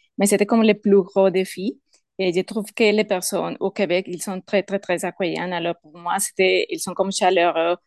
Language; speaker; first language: French; non-native, learner; Spanish